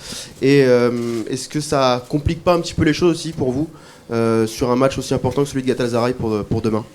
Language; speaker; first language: French; native; French